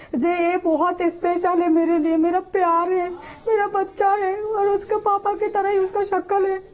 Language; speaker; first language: Hindi; non-native, learner; Bangla